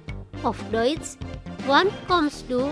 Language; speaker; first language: German; non-native, fluent; Indonesian